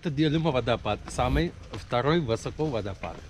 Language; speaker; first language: Russian; non-native, learner; Sinhala